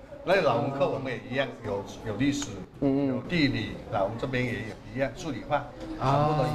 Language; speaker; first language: Chinese; early bilingual, heritage; Chinese